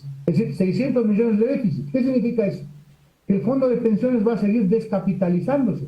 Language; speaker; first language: Spanish; native; Spanish